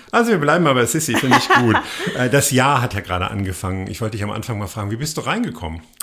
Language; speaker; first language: German; native; German